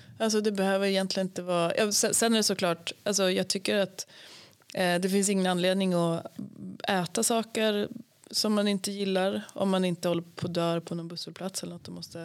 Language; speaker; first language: Swedish; native; Swedish